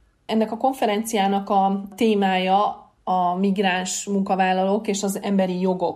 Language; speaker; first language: Hungarian; native; Hungarian